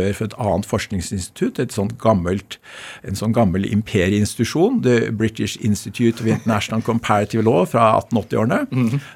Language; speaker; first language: Norwegian; native; Norwegian